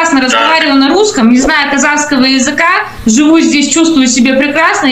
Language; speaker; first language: Russian; native; Russian